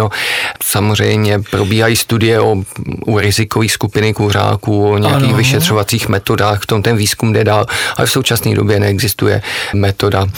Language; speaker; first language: Czech; native; Czech